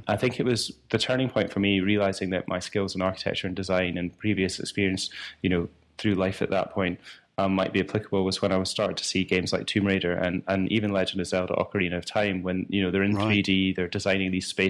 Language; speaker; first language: English; native; English